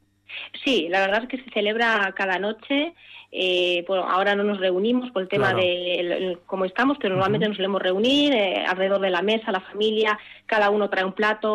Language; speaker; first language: Spanish; early bilingual, other home language; Arabic